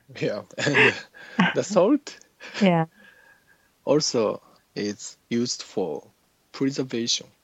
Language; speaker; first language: English; non-native, learner; Japanese